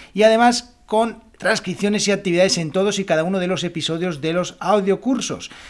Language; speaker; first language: Spanish; native; Spanish